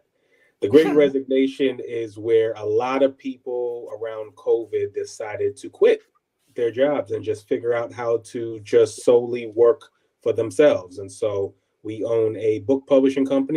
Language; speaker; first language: English; native; English